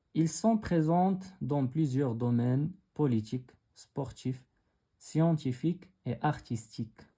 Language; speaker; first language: French; non-native, local second language; Arabic